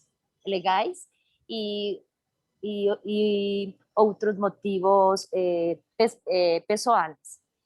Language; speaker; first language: Portuguese; non-native, learner; Spanish